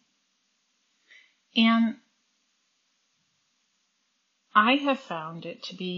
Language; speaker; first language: English; native; English